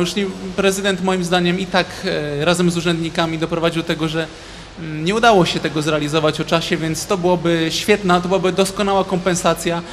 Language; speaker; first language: Polish; native; Polish